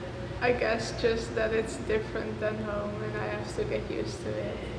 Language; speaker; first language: English; non-native, fluent; Dutch